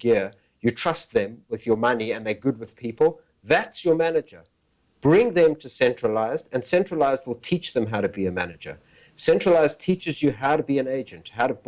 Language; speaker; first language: English; native; English